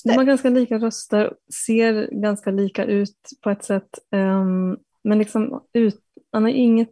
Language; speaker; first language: Swedish; native; Swedish